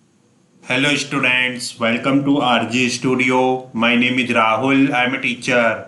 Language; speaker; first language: English; non-native, local second language; Hindi